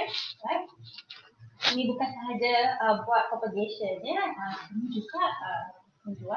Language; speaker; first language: Malay; native; Malay